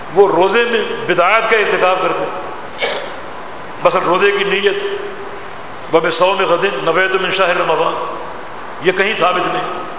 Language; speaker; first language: Urdu; non-native, local second language; Punjabi